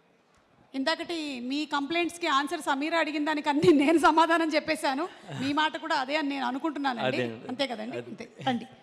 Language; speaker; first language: Telugu; native; Telugu